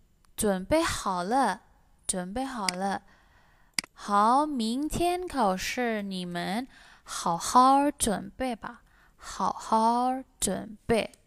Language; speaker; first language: Chinese; non-native, fluent; Indonesian